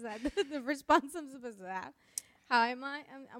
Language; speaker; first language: English; non-native, fluent; Spanish